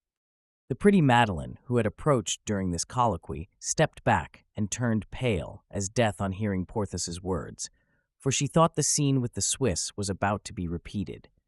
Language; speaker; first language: English; native; English